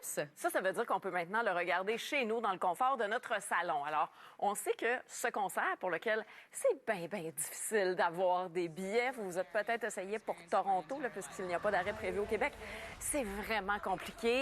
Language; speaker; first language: French; native; French